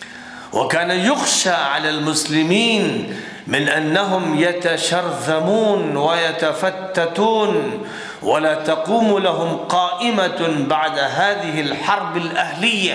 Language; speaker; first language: Arabic; non-native, fluent; Urdu